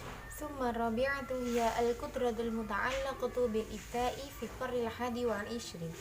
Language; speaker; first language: Arabic; non-native, learner; Indonesian